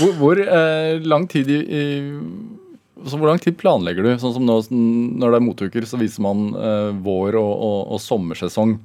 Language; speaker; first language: Norwegian; native; Norwegian